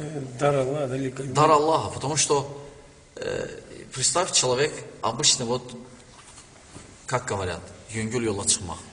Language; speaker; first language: Russian; non-native, learner; Turkish